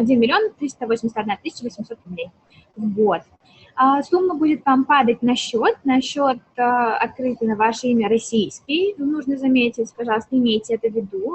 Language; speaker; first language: Russian; native; Russian